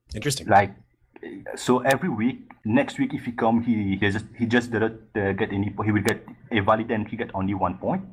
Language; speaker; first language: English; non-native, fluent; Morisyen